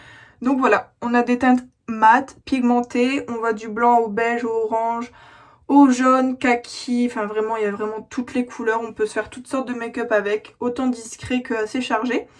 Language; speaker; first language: French; native; French